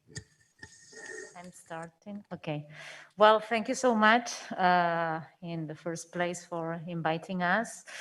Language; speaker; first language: English; non-native, fluent; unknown